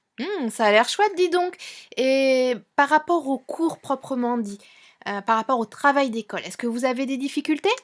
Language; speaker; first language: French; native; French